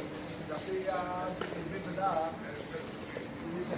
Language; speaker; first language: Indonesian; non-native, learner; Hebrew